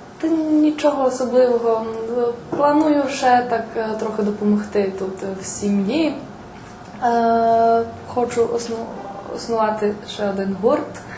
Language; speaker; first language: Ukrainian; non-native, local second language; Serbian